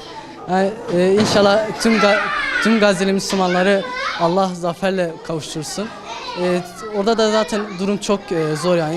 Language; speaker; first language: Turkish; early bilingual, other home language; Arabic